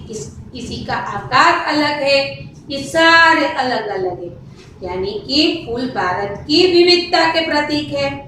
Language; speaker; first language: Hindi; non-native, local second language; Gujarati